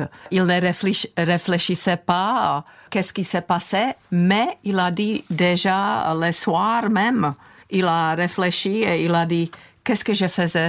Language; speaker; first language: French; non-native, fluent; Czech